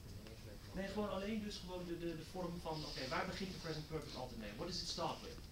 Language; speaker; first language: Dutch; non-native, fluent; English